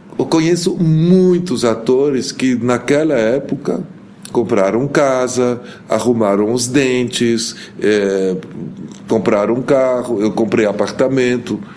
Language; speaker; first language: Portuguese; early bilingual, heritage; Portuguese